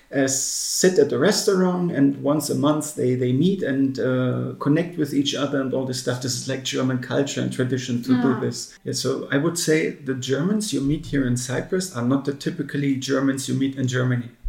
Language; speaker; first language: English; non-native, fluent; German